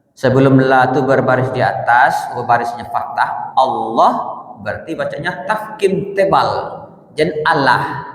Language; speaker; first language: Malay; non-native, local second language; Minangkabau